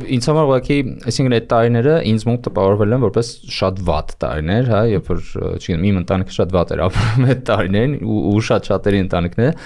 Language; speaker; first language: Armenian; native; Armenian